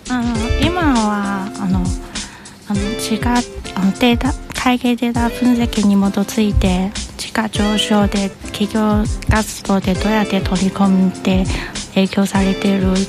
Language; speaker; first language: Japanese; non-native, learner; Chinese